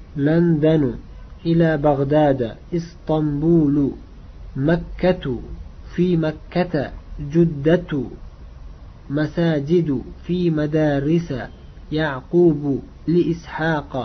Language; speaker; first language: Arabic; non-native, fluent; Uzbek